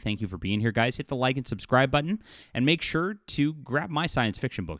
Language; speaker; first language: English; native; English